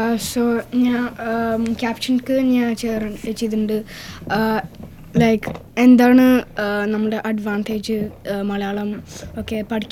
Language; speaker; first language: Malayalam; early bilingual, heritage; Malayalam